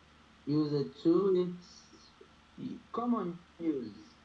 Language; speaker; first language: English; non-native, learner; Portuguese